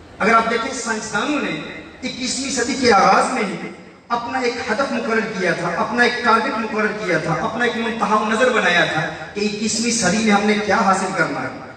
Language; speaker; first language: Urdu; early bilingual, heritage; Urdu